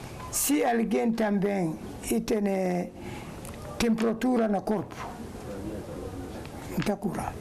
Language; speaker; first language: Portuguese; non-native, local second language; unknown